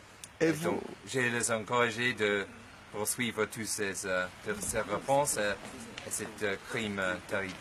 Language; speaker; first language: French; non-native, fluent; English